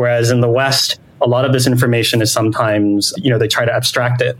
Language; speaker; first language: English; non-native, fluent; Thai